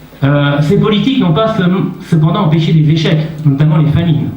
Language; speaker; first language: French; native; French